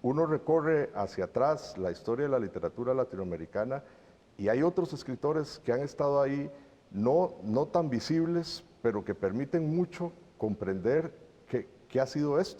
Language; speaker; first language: Spanish; native; Spanish